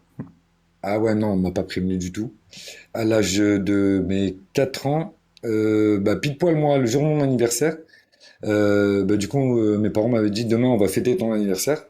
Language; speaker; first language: French; early bilingual, other home language; Arabic